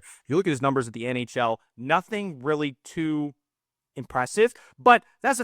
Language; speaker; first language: English; native; English